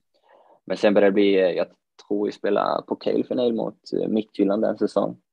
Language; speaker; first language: Swedish; native; Swedish